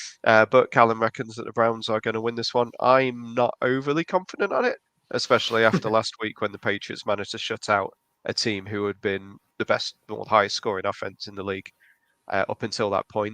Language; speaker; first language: English; native; English